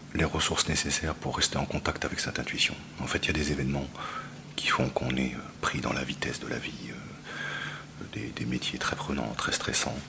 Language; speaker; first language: French; native; French